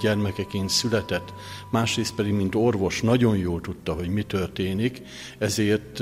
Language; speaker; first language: Hungarian; native; Hungarian